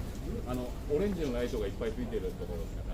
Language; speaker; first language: Japanese; native; Japanese